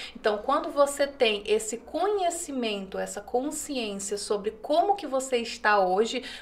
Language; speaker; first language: Portuguese; native; Portuguese